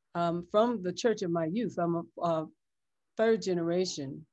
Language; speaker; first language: English; native; English